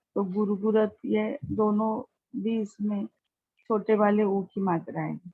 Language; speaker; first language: Hindi; non-native, local second language; Marathi